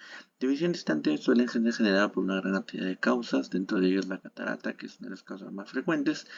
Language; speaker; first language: Spanish; native; Spanish